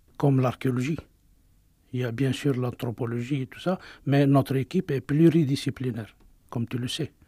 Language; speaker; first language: French; non-native, local second language; Arabic